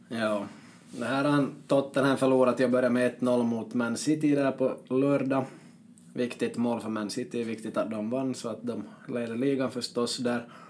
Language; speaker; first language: Swedish; native; Swedish